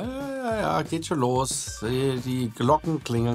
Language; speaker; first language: German; native; German